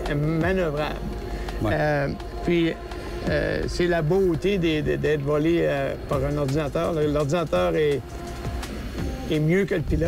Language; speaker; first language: French; native; French